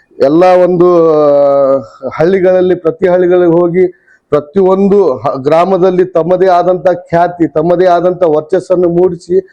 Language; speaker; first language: Kannada; non-native, local second language; Lambadi